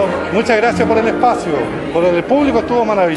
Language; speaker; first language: Spanish; native; Spanish